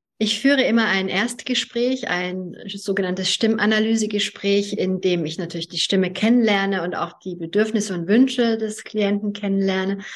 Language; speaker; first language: German; early bilingual, other home language; Hungarian